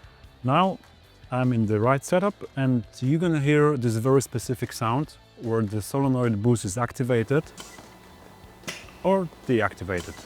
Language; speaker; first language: English; non-native, fluent; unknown